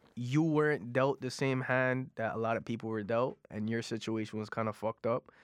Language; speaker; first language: English; non-native, fluent; Punjabi